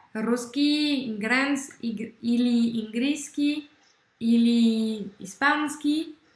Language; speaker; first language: Russian; non-native, learner; French